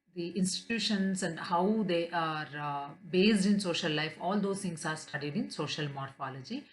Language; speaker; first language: English; non-native, local second language; Kannada